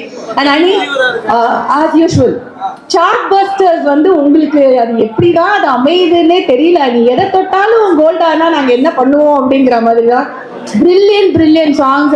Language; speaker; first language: Tamil; native; Tamil